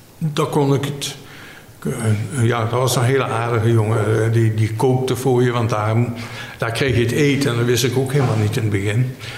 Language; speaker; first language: Dutch; native; Dutch